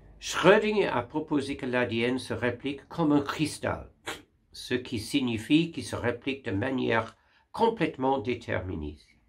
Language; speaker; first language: French; non-native, fluent; English